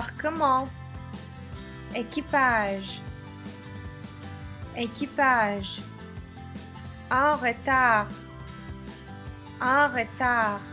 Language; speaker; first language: French; non-native, fluent; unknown